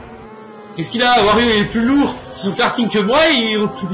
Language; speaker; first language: French; native; French